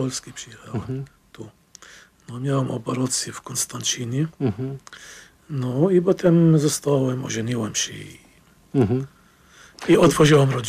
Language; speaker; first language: Polish; non-native, fluent; Arabic